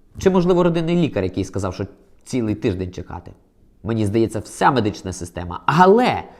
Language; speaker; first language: Ukrainian; native; Ukrainian